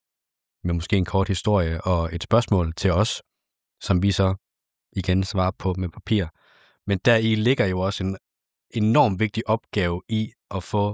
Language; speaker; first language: Danish; native; Danish